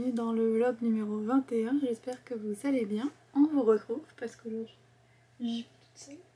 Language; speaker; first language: French; native; French